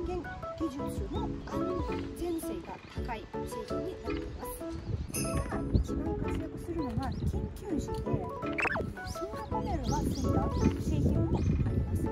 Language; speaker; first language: Japanese; non-native, fluent; Russian